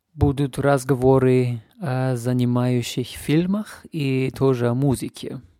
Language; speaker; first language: Russian; non-native, fluent; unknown